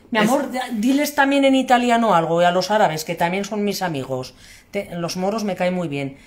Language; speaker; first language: Spanish; native; Spanish